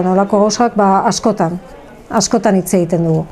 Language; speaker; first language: Basque; native; Basque